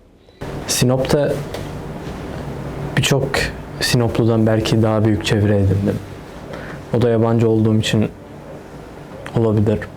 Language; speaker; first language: Turkish; early bilingual, other home language; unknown